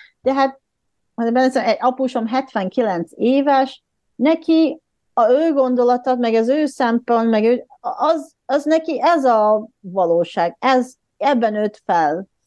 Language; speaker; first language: Hungarian; non-native, fluent; Japanese